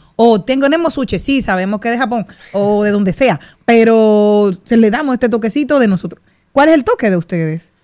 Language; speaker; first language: Spanish; native; Spanish